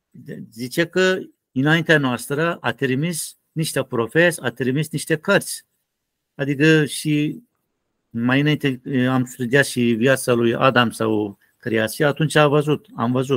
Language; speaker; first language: Romanian; non-native, learner; Turkish